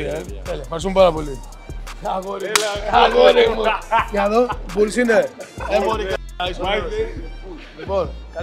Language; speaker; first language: Greek; native; Greek